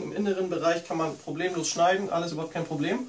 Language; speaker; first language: German; native; German